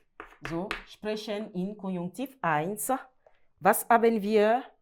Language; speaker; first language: German; non-native, fluent; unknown